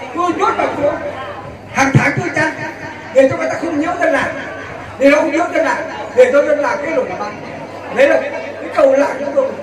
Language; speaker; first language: Vietnamese; non-native, local second language; Iu Mien